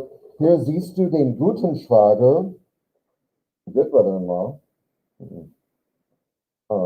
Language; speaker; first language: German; non-native, fluent; English